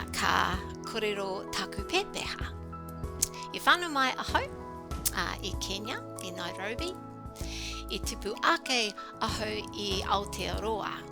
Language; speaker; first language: Māori; non-native, local second language; English